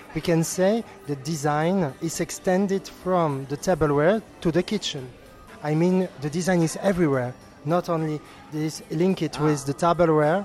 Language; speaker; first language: English; non-native, fluent; French